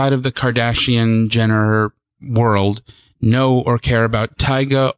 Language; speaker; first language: English; native; English